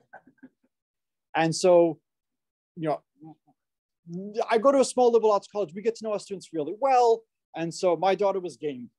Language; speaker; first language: English; native; English